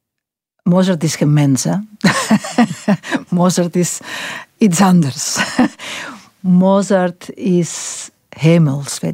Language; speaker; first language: Dutch; non-native, local second language; French